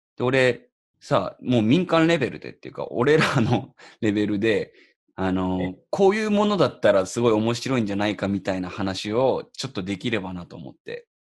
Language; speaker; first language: Japanese; native; Japanese